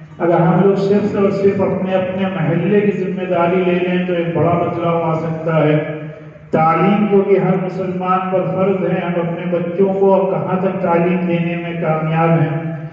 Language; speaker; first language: Urdu; native; Urdu